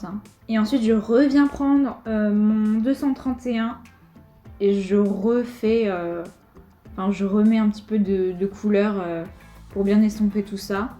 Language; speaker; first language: French; native; French